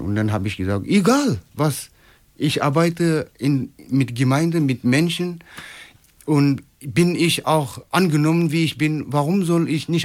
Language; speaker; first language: German; non-native, fluent; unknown